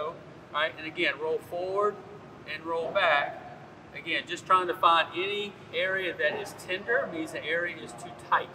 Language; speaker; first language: English; native; English